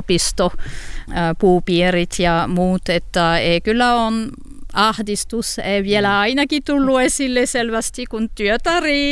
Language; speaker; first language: Finnish; non-native, learner; French